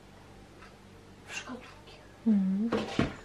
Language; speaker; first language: Russian; early bilingual, heritage; Russian